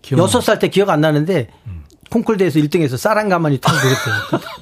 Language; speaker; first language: Korean; native; Korean